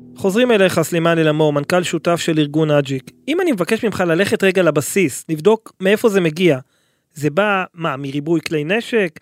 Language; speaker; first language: Hebrew; native; Hebrew